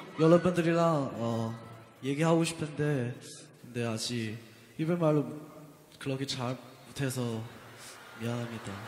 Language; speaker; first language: Korean; non-native, fluent; Chinese